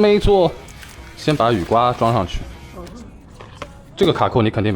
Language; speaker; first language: Chinese; native; Chinese